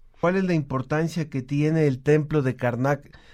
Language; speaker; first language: Spanish; native; Spanish